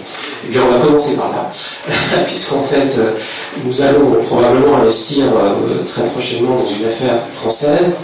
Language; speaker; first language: French; native; French